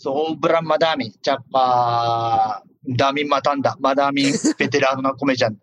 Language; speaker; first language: Filipino; non-native, learner; Japanese